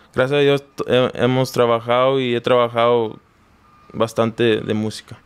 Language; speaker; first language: Spanish; native; Spanish